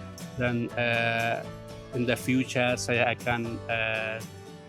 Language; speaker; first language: Indonesian; non-native, fluent; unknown